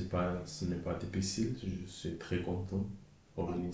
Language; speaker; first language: French; non-native, learner; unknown